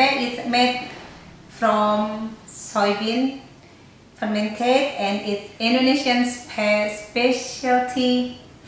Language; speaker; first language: English; non-native, learner; Indonesian